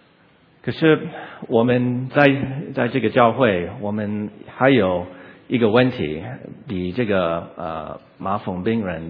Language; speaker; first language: Chinese; non-native, learner; English